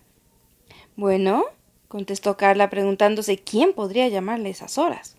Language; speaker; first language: Spanish; native; Spanish